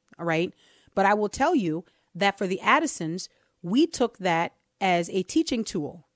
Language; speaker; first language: English; native; English